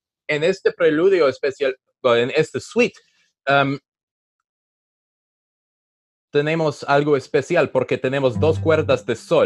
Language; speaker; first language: Spanish; non-native, learner; English